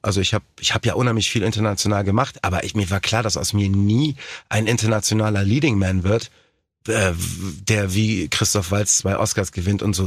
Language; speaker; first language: German; native; German